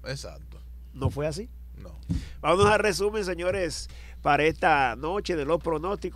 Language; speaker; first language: Spanish; native; Spanish